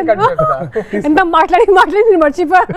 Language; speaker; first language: Telugu; non-native, fluent; Hindi